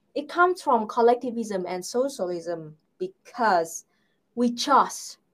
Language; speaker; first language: English; non-native, fluent; Vietnamese